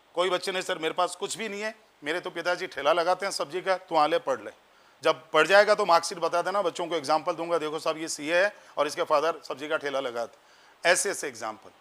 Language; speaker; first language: Hindi; native; Hindi